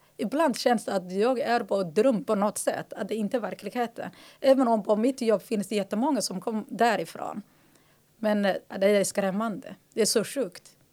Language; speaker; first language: Swedish; non-native, fluent; Somali